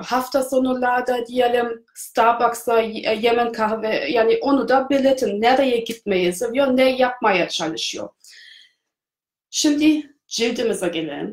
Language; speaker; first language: Turkish; non-native, fluent; German